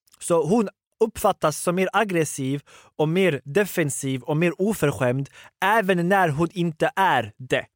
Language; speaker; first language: Swedish; early bilingual, other home language; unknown